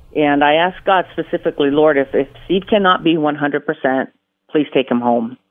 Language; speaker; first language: English; early bilingual, other home language; Spanish